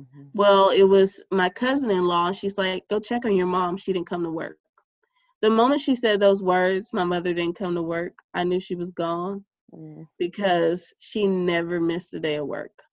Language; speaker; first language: English; native; English